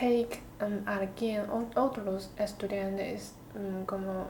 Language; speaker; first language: Spanish; non-native, learner; Chinese